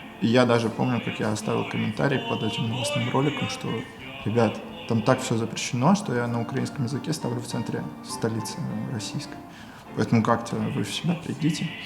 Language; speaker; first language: Russian; native; Russian